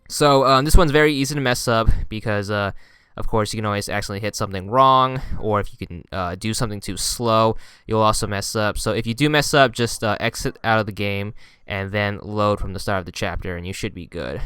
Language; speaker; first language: English; native; English